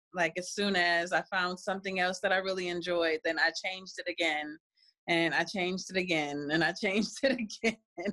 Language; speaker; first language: English; native; English